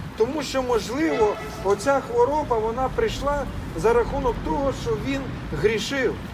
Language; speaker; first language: Ukrainian; non-native, local second language; Russian